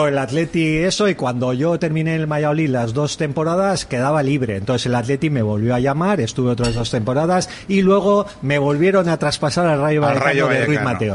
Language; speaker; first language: Spanish; native; Spanish